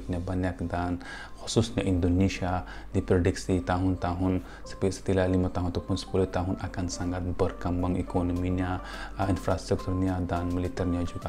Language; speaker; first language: Indonesian; non-native, fluent; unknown